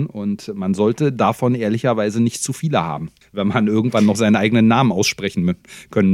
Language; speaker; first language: German; native; German